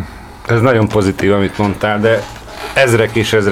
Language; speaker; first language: Hungarian; native; Hungarian